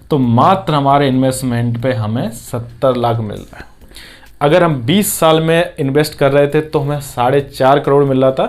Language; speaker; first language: Hindi; native; Hindi